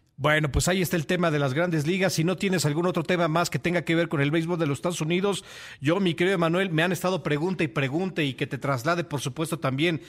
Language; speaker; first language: Spanish; native; Spanish